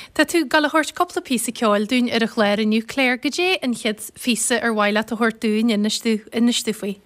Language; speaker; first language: Irish; native; Irish